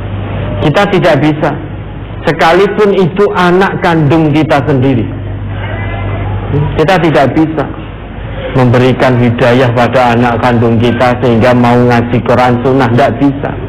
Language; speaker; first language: Indonesian; non-native, local second language; Javanese